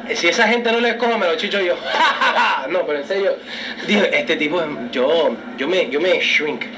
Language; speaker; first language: Spanish; early bilingual, heritage; Spanish